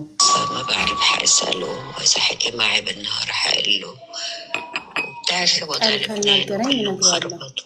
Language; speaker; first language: Arabic; native; Arabic